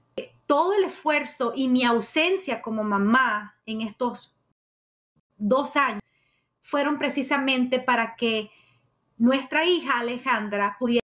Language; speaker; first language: Spanish; native; Spanish